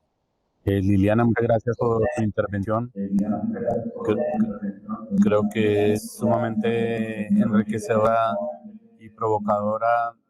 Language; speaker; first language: Spanish; native; Spanish